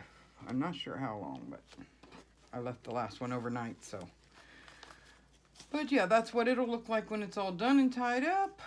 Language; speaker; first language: English; native; English